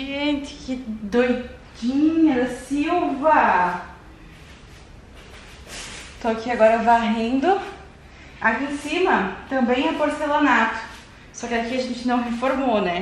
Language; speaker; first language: Portuguese; native; Portuguese